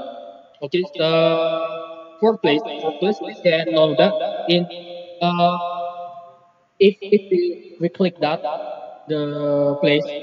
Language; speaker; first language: English; non-native, learner; Indonesian